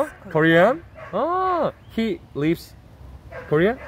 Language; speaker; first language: English; non-native, learner; Korean